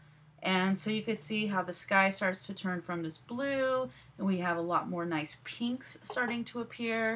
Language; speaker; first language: English; native; English